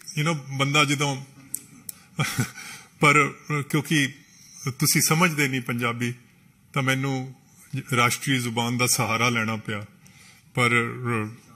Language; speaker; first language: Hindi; non-native, local second language; Punjabi